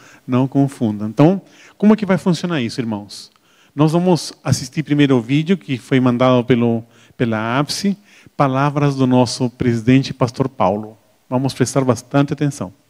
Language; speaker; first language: Portuguese; native; Portuguese